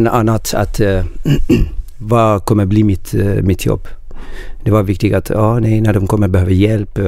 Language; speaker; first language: Swedish; non-native, learner; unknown